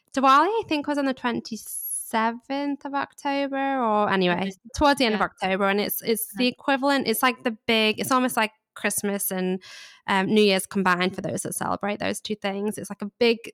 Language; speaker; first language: English; native; English